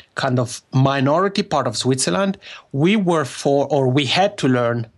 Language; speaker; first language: English; non-native, fluent; Italian